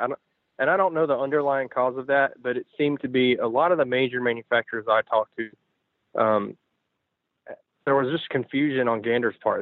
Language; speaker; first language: English; native; English